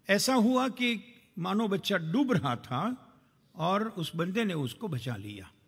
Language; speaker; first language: Hindi; non-native, local second language; Gujarati